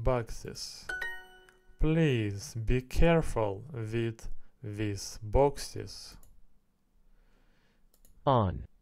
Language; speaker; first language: English; non-native, learner; Russian